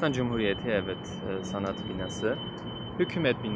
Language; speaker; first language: Turkish; non-native, fluent; Armenian